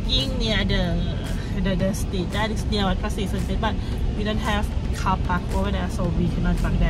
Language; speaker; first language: English; non-native, learner; Thai